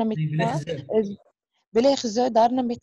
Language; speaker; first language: Dutch; non-native, learner; Arabic